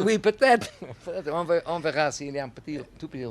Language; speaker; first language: French; non-native, learner; English